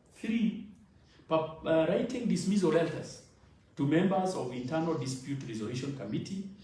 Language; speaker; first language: English; non-native, local second language; Swahili